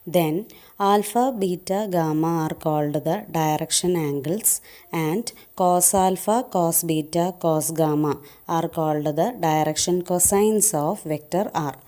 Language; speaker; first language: English; non-native, local second language; Malayalam